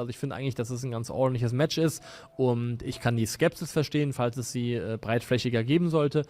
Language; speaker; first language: German; native; German